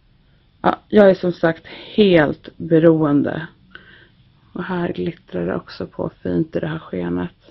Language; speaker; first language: Swedish; native; Swedish